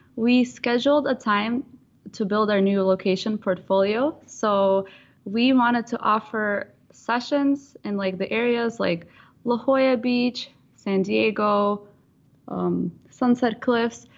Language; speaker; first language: English; non-native, fluent; Russian